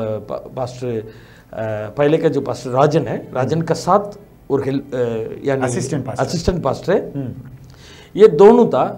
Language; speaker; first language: Hindi; non-native, local second language; Tamil